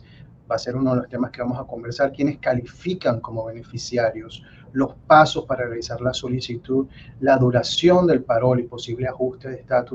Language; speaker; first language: Spanish; native; Spanish